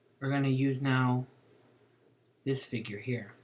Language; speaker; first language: English; native; English